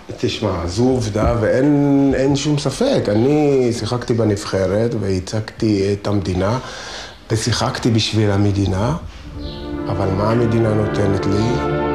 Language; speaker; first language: Hebrew; non-native, local second language; Arabic